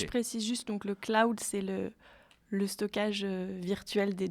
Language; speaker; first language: French; native; French